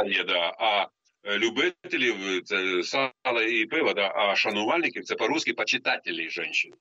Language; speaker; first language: Ukrainian; native; Ukrainian